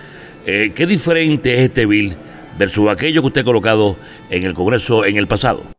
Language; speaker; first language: Spanish; native; Spanish